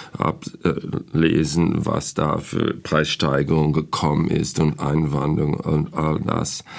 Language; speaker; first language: German; non-native, fluent; English